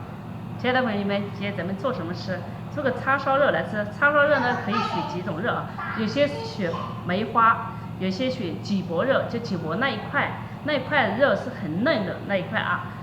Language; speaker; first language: Chinese; native; Chinese